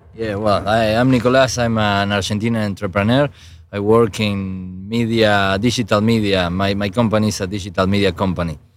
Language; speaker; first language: English; non-native, fluent; Spanish